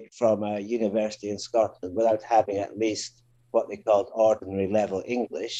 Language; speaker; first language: English; native; English